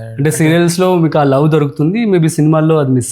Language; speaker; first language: Telugu; native; Telugu